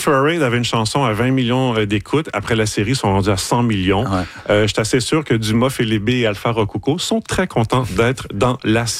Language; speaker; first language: French; native; French